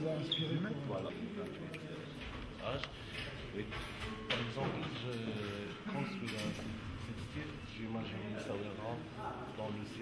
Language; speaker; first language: French; non-native, local second language; Arabic